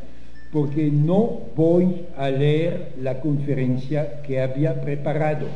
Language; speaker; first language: Spanish; non-native, fluent; French